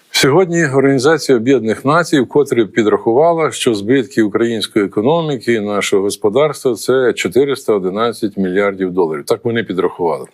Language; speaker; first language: Ukrainian; native; Ukrainian